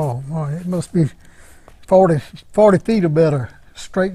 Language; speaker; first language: English; native; English